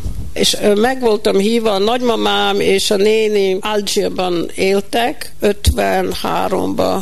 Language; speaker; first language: Hungarian; early bilingual, heritage; Hungarian